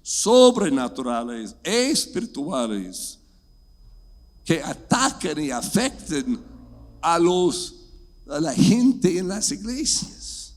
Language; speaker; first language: Spanish; non-native, fluent; English